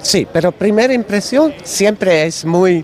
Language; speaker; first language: Spanish; non-native, learner; Dutch